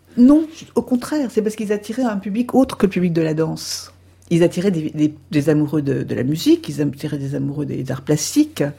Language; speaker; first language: French; native; French